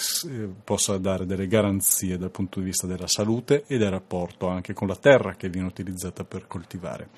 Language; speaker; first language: Italian; native; Italian